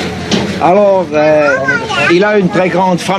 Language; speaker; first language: French; non-native, fluent; Swiss German